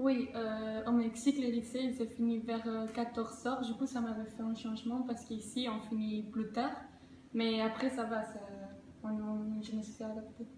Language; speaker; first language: French; non-native, fluent; Spanish